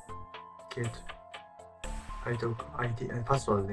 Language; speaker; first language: German; non-native, learner; Japanese